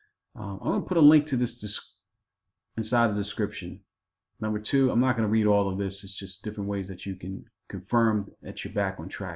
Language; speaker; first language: English; native; English